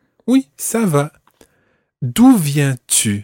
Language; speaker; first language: French; non-native, fluent; English